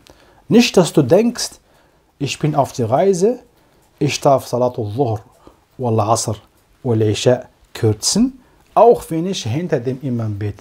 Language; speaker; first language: German; non-native, fluent; Arabic